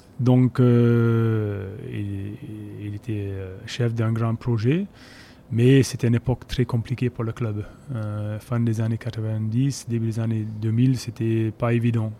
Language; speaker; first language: French; non-native, fluent; English